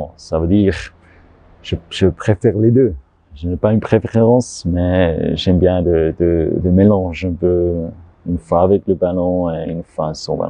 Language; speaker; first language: French; non-native, learner; German